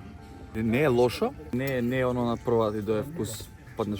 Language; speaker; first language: Macedonian; native; Macedonian